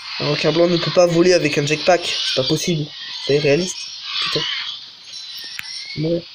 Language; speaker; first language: French; native; French